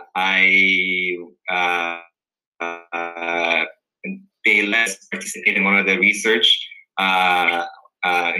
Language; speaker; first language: English; early bilingual, other home language; Korean